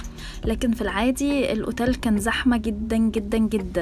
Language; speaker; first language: Arabic; native; Arabic